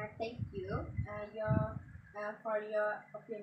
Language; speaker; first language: English; non-native, fluent; Malay